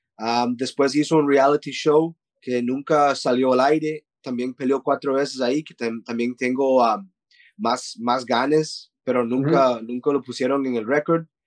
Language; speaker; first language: Spanish; early bilingual, heritage; Spanish